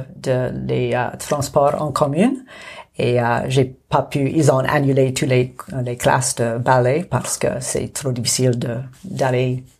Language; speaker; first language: French; non-native, local second language; English